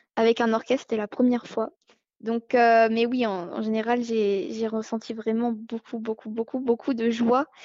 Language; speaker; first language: French; native; French